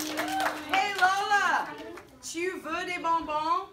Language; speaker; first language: French; non-native, fluent; English